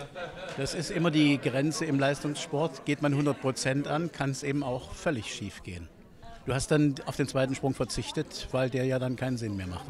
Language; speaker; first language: German; native; German